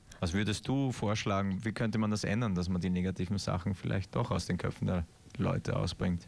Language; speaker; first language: German; native; German